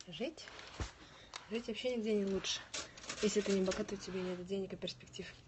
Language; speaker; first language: Russian; native; Russian